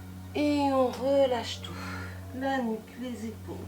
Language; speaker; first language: French; native; French